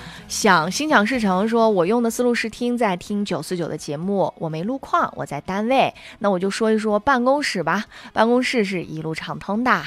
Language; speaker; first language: Chinese; native; Chinese